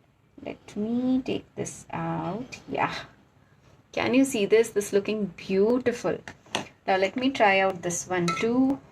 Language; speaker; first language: English; non-native, local second language; Hindi